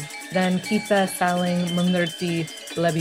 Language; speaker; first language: Indonesian; non-native, fluent; English